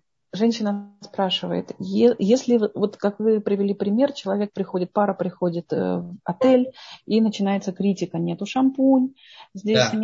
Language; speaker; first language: Russian; native; Russian